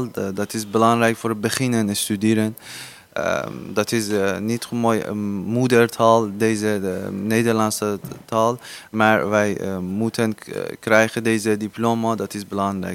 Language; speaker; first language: Dutch; non-native, learner; Persian